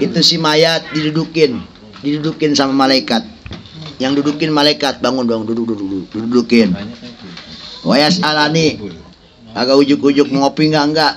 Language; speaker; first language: Indonesian; native; Indonesian